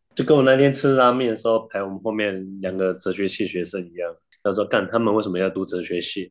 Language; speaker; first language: Chinese; native; Chinese